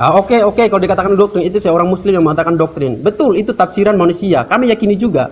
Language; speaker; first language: Indonesian; native; Indonesian